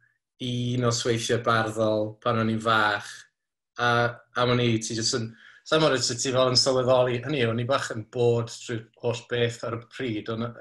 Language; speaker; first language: Welsh; native; Welsh